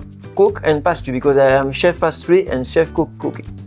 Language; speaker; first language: English; non-native, learner; French